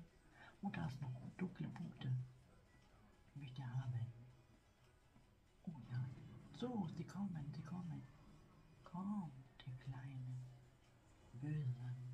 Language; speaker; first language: German; non-native, fluent; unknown